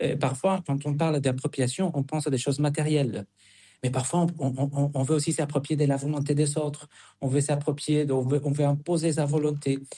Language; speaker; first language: French; non-native, fluent; Spanish